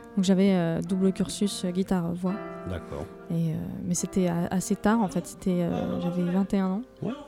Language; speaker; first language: French; native; French